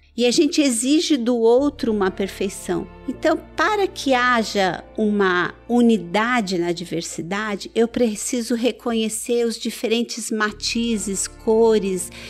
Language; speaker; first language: Portuguese; early bilingual, other home language; Persian